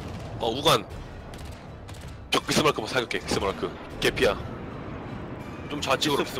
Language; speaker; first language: Korean; native; Korean